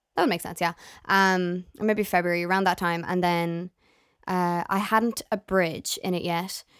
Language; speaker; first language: English; native; English